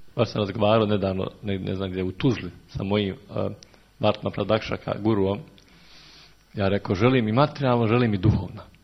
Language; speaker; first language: Serbian; native; Serbian